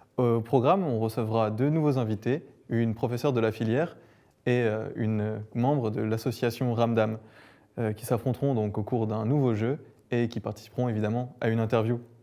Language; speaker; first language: French; native; French